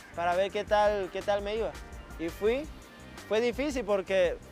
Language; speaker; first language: Spanish; native; Spanish